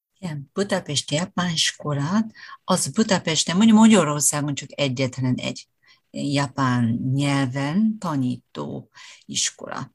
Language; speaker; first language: Hungarian; non-native, fluent; Japanese